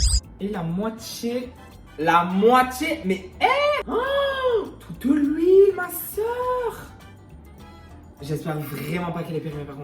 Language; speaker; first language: French; native; French